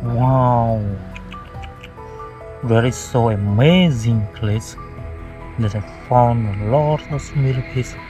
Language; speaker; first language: English; non-native, learner; Khmer